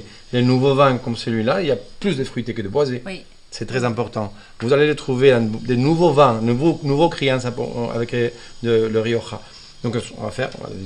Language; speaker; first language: French; non-native, fluent; Spanish